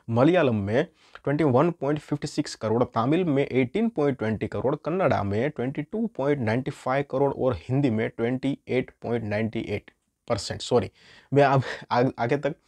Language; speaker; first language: Hindi; non-native, local second language; Gujarati